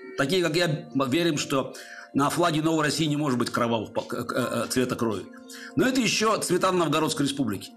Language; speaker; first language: Russian; native; Russian